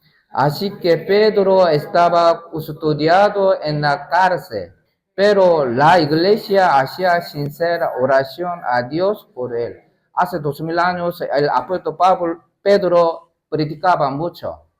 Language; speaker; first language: Spanish; non-native, learner; Korean